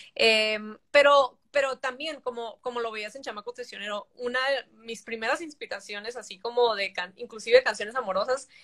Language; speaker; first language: Spanish; native; Spanish